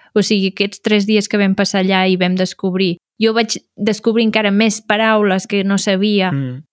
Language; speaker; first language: Catalan; native; Catalan